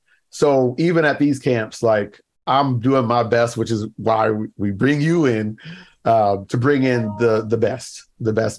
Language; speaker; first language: English; native; English